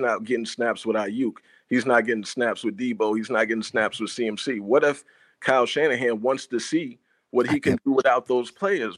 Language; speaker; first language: English; native; English